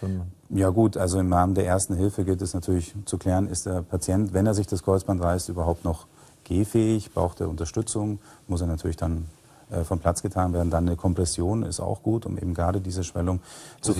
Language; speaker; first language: German; native; German